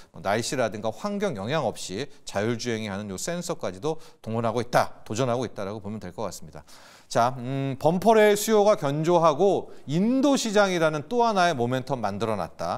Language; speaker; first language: Korean; native; Korean